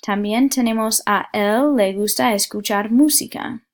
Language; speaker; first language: Spanish; non-native, fluent; English